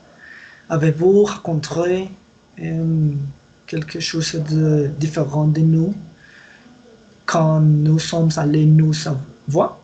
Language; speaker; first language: French; non-native, learner; Spanish